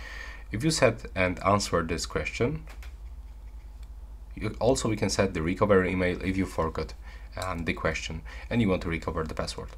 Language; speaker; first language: English; non-native, fluent; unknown